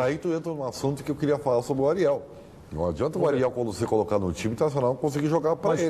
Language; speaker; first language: Portuguese; native; Portuguese